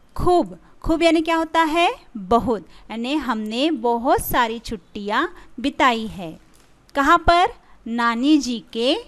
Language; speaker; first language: Hindi; non-native, local second language; Marathi